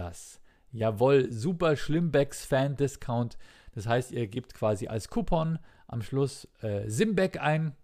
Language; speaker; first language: German; native; German